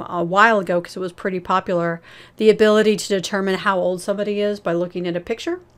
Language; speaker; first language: English; native; English